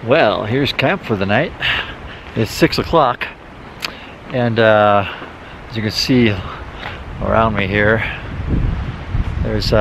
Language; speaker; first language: English; native; English